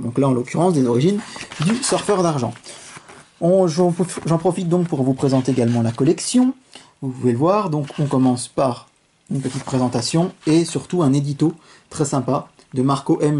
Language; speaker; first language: French; native; French